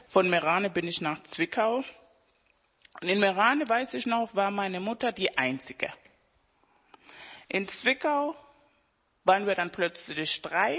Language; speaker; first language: German; non-native, fluent; Spanish